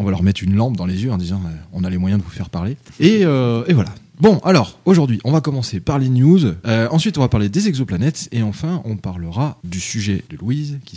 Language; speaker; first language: French; native; French